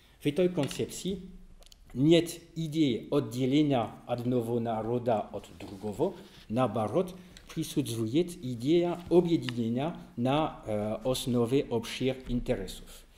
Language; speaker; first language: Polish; non-native, learner; French